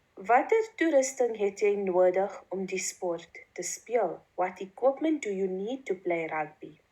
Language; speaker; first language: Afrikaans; non-native, local second language; English